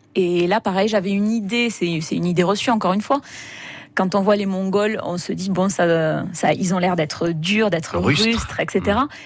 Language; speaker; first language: French; native; French